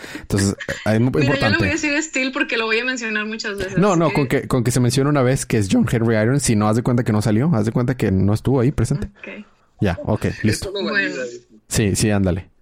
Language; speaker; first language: Spanish; native; Spanish